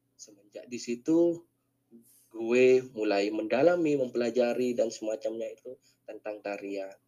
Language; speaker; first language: Indonesian; non-native, local second language; Madurese